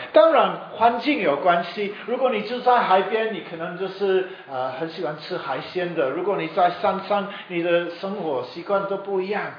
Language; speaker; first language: Chinese; non-native, fluent; English